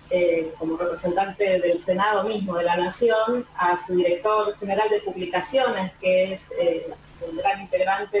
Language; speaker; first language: Spanish; native; Spanish